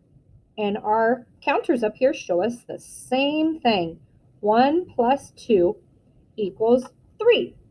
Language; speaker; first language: English; native; English